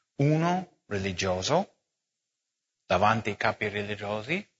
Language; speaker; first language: Italian; non-native, fluent; English